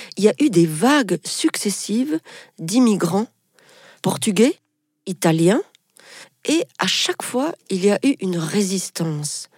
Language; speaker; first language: French; non-native, local second language; Arabic